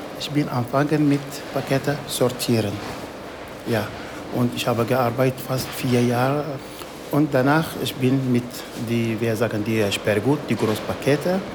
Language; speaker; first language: German; non-native, learner; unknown